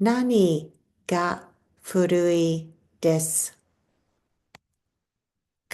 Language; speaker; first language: Japanese; non-native, fluent; English